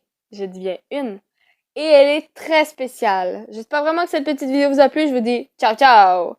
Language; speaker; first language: French; native; French